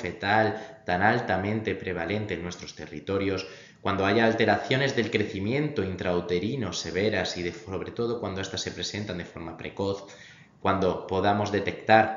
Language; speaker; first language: Spanish; native; Spanish